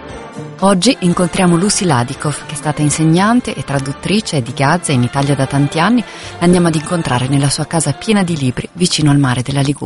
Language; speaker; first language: Italian; native; Italian